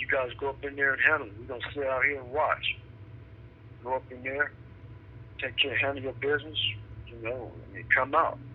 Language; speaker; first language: English; native; English